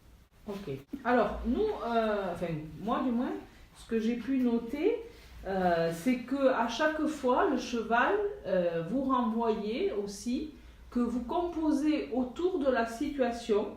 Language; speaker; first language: French; native; French